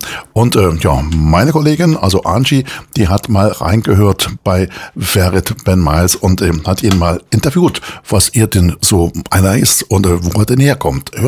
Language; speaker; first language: German; native; German